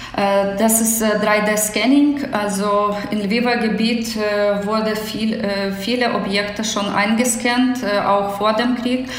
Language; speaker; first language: German; non-native, fluent; Ukrainian